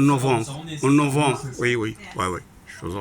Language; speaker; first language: French; non-native, fluent; Arabic